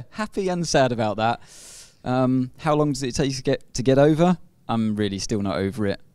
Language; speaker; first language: English; native; English